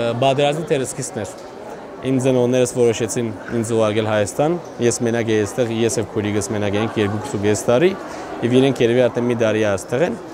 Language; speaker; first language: Armenian; early bilingual, heritage; Armenian